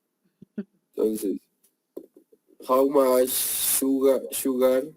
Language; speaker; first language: English; non-native, learner; Spanish